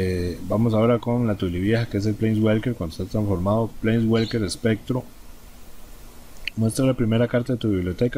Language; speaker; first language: Spanish; native; Spanish